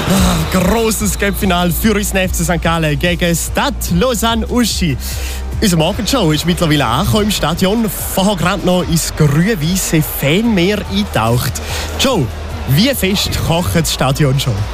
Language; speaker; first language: German; native; German